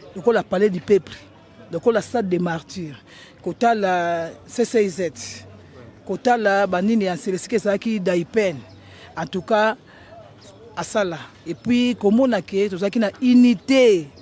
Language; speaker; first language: Lingala; native; Lingala